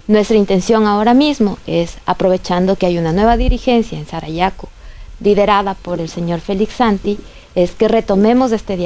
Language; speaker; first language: Spanish; native; Spanish